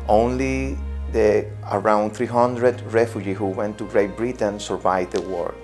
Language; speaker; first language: English; non-native, fluent; Spanish